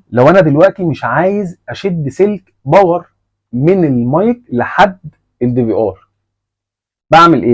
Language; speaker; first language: Arabic; native; Arabic